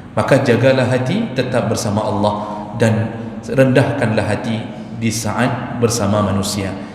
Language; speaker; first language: Malay; non-native, local second language; Achinese